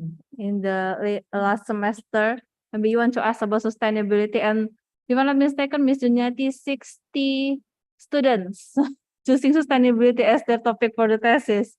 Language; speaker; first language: English; non-native, fluent; Indonesian